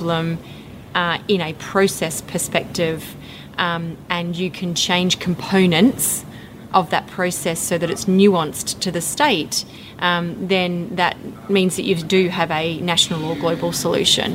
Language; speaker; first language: English; native; English